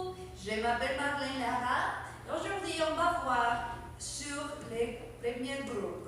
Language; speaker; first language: French; non-native, fluent; Spanish